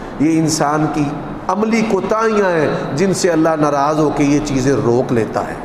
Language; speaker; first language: Urdu; non-native, local second language; Punjabi